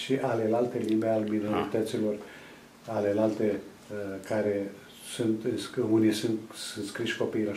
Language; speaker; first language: Romanian; non-native, local second language; Serbian